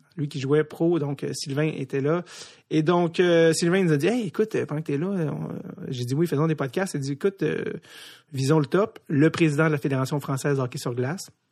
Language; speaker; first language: French; native; French